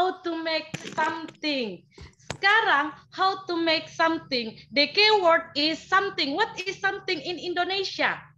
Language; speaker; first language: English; non-native, learner; Indonesian